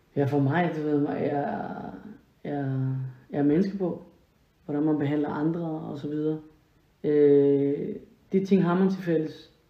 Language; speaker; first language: Danish; non-native, fluent; Spanish